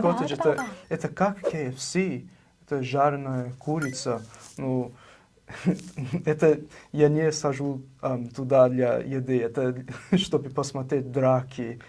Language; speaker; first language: Russian; non-native, fluent; English